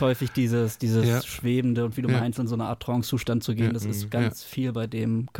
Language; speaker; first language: German; native; German